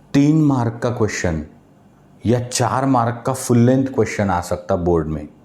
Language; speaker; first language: Hindi; non-native, local second language; Marathi